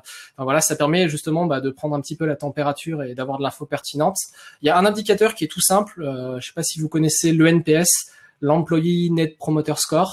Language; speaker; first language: French; native; French